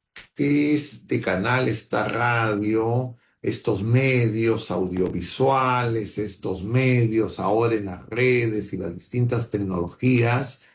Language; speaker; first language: Spanish; native; Spanish